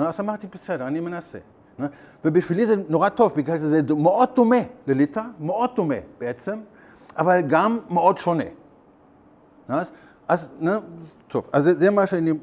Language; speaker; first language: Hebrew; non-native, learner; German